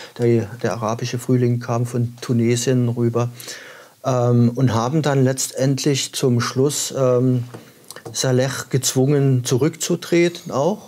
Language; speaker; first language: German; native; German